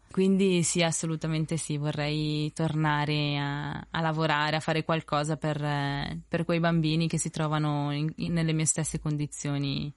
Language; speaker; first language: Italian; early bilingual, other home language; Spanish